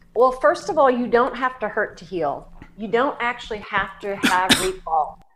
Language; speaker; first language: English; native; English